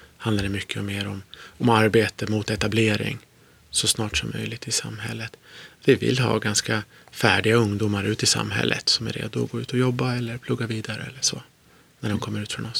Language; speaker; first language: Swedish; native; Swedish